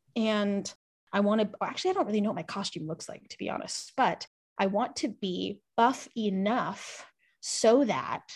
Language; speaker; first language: English; native; English